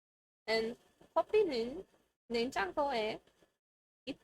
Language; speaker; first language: Korean; non-native, learner; English